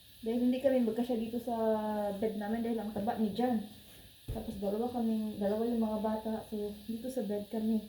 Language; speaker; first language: Filipino; non-native, local second language; Cebuano